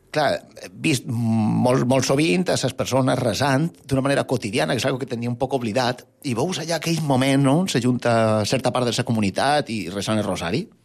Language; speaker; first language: Catalan; native; Catalan